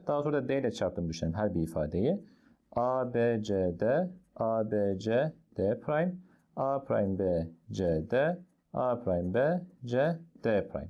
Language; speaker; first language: Turkish; native; Turkish